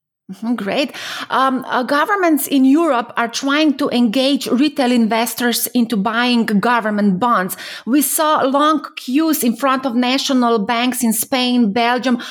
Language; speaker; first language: English; non-native, fluent; Slovenian